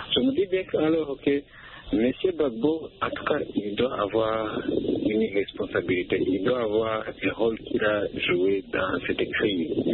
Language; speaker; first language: French; non-native, local second language; Rundi